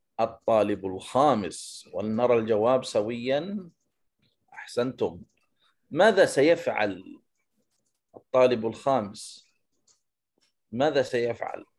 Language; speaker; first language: Arabic; native; Arabic